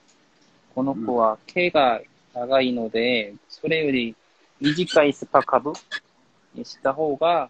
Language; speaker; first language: Japanese; non-native, fluent; Korean